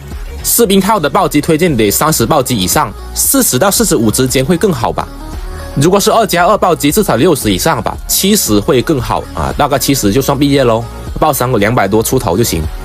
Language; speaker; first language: Chinese; native; Chinese